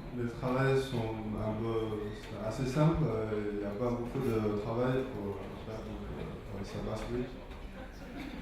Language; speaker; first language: French; non-native, learner; Chinese